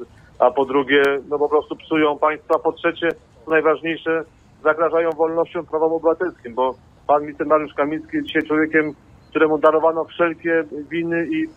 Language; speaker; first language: Polish; native; Polish